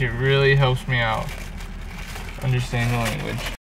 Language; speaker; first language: English; native; English